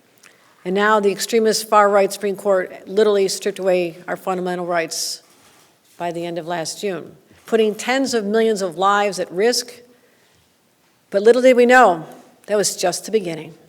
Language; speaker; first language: English; native; English